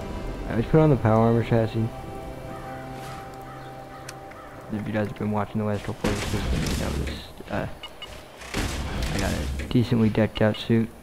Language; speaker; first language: English; native; English